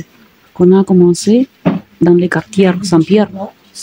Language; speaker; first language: French; non-native, learner; Spanish